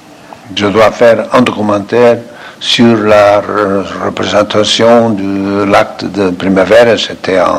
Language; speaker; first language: French; non-native, fluent; Portuguese